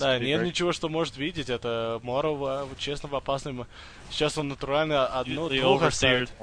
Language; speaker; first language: Russian; early bilingual, heritage; English